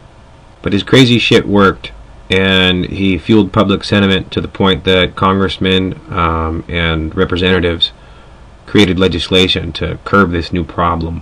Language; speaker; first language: English; native; English